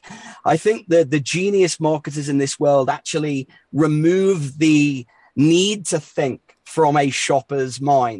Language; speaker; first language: English; native; English